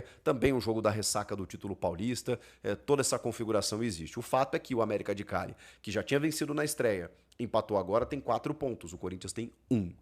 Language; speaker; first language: Portuguese; native; Portuguese